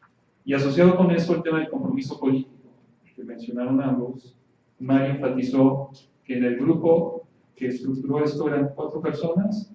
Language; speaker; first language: Spanish; native; Spanish